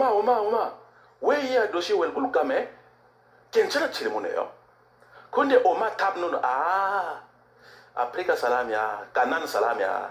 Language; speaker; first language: Korean; non-native, learner; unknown